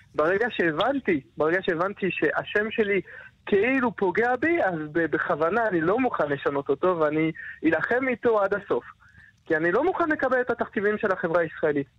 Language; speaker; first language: Hebrew; non-native, fluent; French